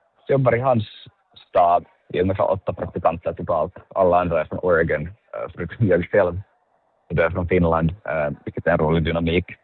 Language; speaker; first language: Swedish; native; Swedish